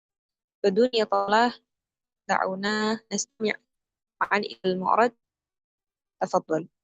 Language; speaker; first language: Arabic; non-native, learner; Indonesian